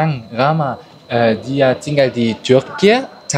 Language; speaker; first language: Indonesian; non-native, learner; German